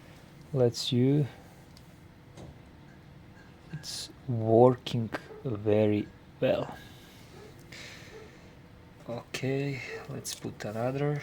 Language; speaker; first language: English; non-native, learner; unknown